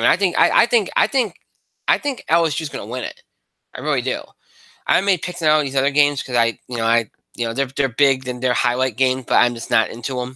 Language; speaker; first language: English; native; English